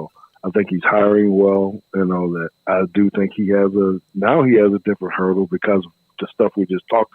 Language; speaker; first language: English; native; English